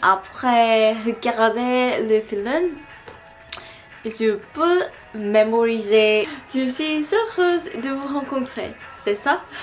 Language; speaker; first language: French; non-native, learner; Korean